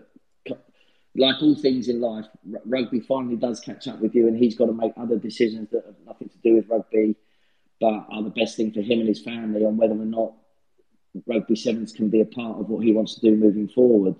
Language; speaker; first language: English; native; English